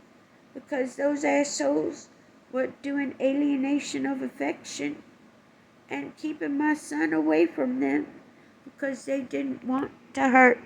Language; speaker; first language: English; native; English